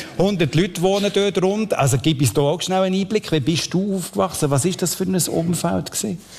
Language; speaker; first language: German; native; German